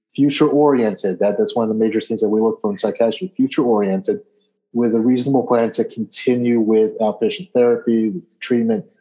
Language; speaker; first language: English; native; English